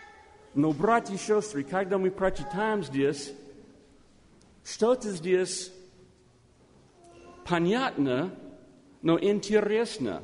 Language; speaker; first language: Russian; non-native, learner; English